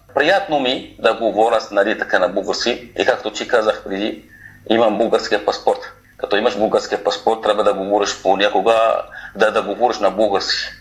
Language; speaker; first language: Bulgarian; non-native, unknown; Arabic